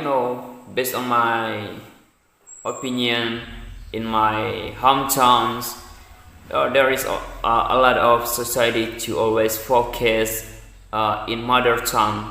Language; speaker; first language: English; non-native, learner; Indonesian